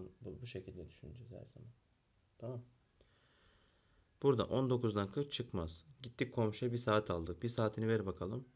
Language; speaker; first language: Turkish; native; Turkish